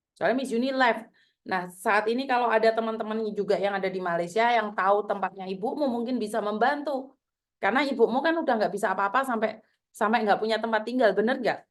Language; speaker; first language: Indonesian; native; Indonesian